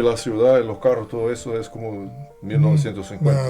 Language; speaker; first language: Spanish; non-native, learner; Portuguese